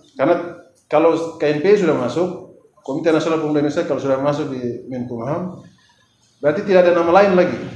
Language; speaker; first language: Indonesian; native; Indonesian